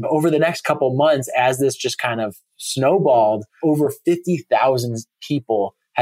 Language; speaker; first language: English; native; English